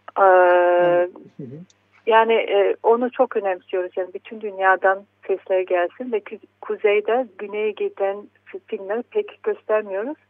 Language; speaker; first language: Turkish; non-native, fluent; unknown